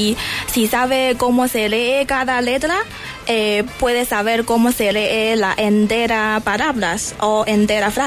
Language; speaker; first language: Spanish; non-native, learner; Chinese